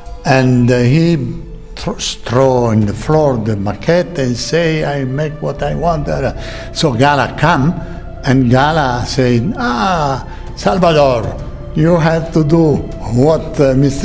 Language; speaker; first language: English; non-native, learner; Italian